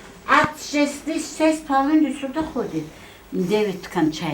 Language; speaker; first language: Russian; non-native, local second language; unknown